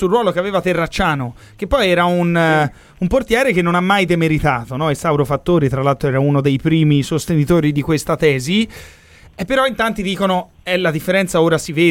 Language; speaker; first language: Italian; native; Italian